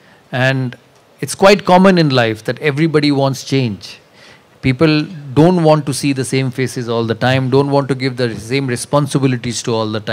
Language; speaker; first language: English; non-native, local second language; Bangla